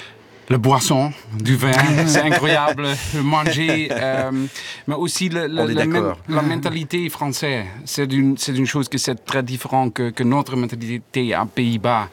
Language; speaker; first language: French; non-native, learner; Dutch